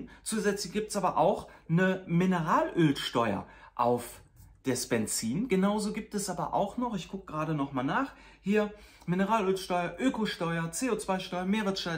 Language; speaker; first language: German; native; German